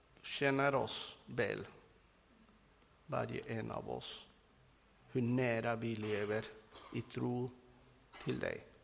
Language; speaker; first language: Swedish; non-native, fluent; Spanish